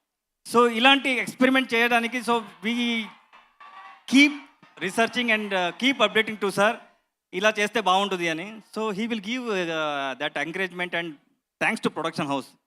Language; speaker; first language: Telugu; non-native, learner; Kannada